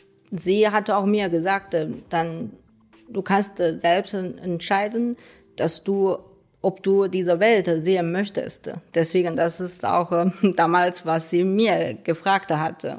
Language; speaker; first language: German; non-native, fluent; Chinese